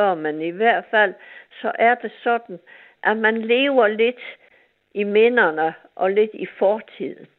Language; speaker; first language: Danish; native; Danish